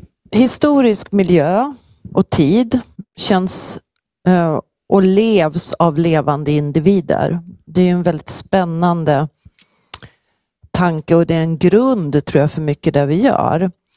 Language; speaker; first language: Swedish; native; Swedish